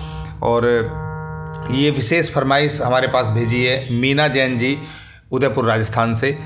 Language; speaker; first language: Hindi; native; Hindi